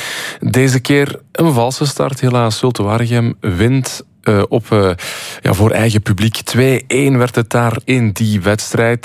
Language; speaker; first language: Dutch; native; Dutch